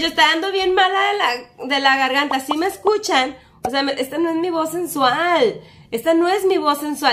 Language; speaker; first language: Spanish; native; Spanish